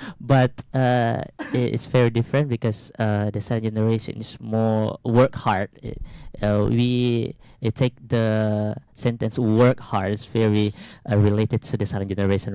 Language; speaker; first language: English; non-native, learner; Indonesian